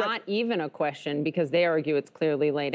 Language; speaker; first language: English; native; English